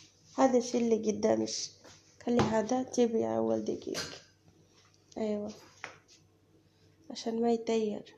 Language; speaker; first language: Arabic; non-native, learner; Bangla